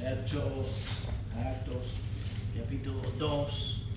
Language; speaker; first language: Spanish; non-native, fluent; English